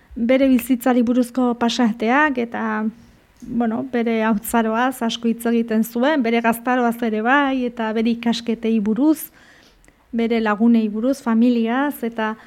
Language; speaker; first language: Basque; native; Basque